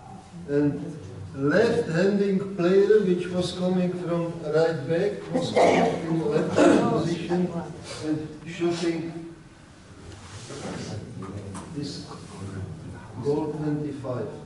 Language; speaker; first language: English; non-native, learner; Czech